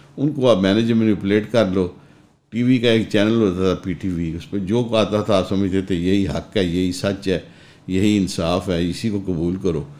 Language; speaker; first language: Urdu; non-native, local second language; Punjabi